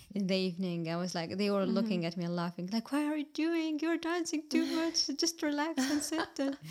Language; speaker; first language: English; non-native, fluent; Arabic